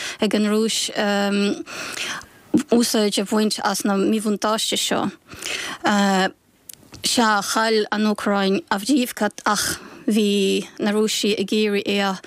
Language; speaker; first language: Irish; non-native, fluent; Ukrainian